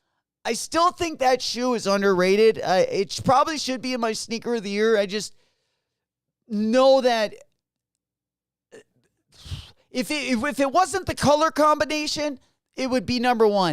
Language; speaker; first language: English; native; English